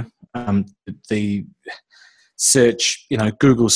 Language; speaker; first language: English; native; English